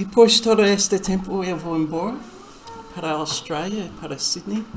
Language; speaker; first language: Portuguese; non-native, fluent; English